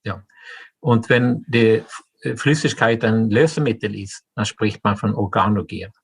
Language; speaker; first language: German; non-native, fluent; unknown